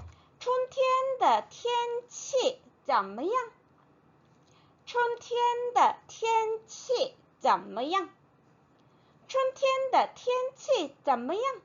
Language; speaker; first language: Chinese; non-native, fluent; Korean